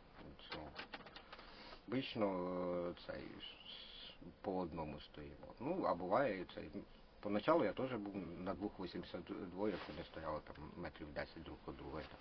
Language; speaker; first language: Ukrainian; non-native, local second language; Russian